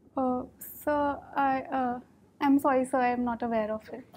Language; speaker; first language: English; non-native, local second language; Hindi